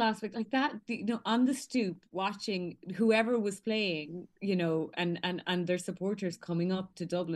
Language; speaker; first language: English; native; English